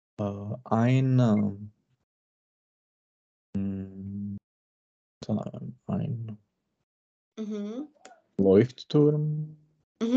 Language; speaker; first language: German; non-native, learner; Czech